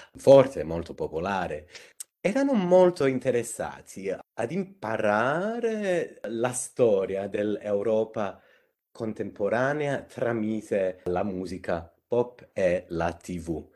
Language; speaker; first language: Italian; non-native, fluent; English